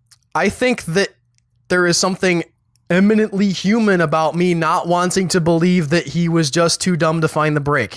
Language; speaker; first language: English; native; English